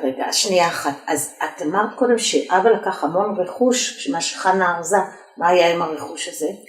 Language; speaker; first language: Hebrew; native; Hebrew